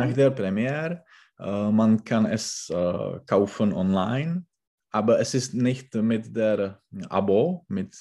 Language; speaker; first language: German; non-native, learner; Czech